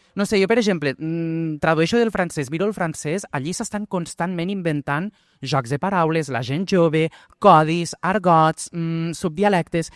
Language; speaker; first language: Catalan; early bilingual, other home language; Portuguese